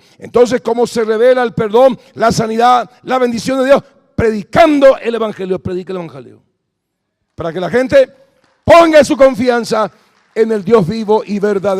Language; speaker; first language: Spanish; native; Spanish